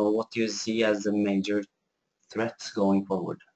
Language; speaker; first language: English; non-native, fluent; Norwegian